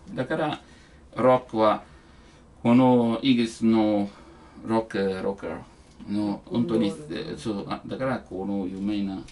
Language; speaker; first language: Japanese; non-native, learner; Italian